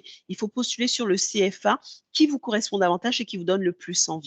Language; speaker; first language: French; native; French